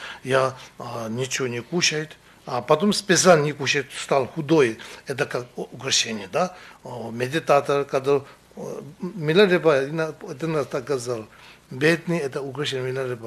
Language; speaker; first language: Russian; non-native, learner; Tibetan